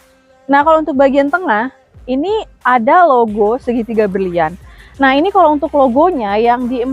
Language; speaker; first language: Indonesian; native; Indonesian